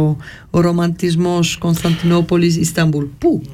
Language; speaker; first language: Greek; early bilingual, heritage; Greek